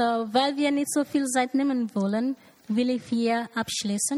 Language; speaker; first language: German; non-native, learner; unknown